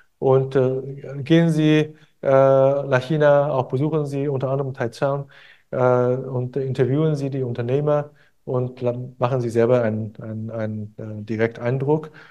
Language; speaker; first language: German; non-native, fluent; Chinese